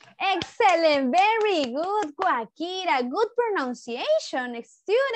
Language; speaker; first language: English; non-native, fluent; Spanish